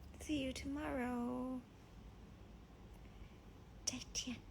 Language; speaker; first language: English; non-native, learner; Thai